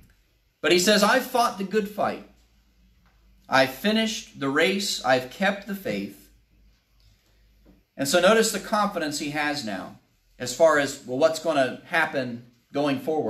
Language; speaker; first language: English; native; English